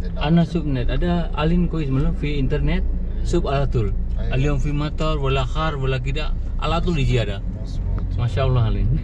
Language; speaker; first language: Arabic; non-native, learner; Indonesian